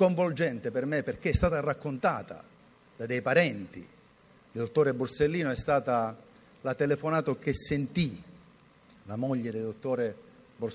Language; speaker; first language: Italian; native; Italian